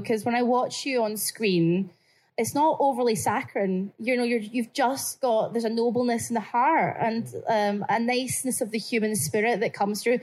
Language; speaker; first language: English; native; English